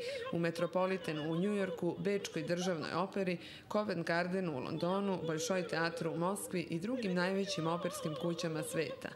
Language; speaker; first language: Serbian; native; Serbian